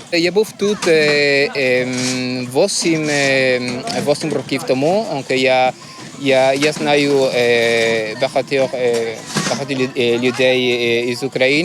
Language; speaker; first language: Ukrainian; non-native, learner; Spanish